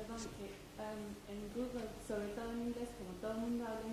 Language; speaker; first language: Spanish; non-native, fluent; English